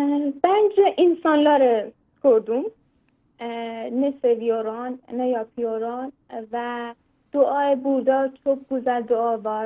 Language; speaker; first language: Turkish; non-native, learner; Persian